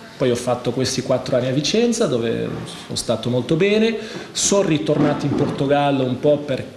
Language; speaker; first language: Italian; non-native, fluent; Portuguese